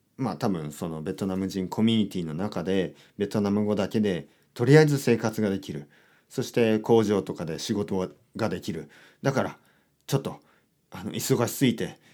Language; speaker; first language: Japanese; native; Japanese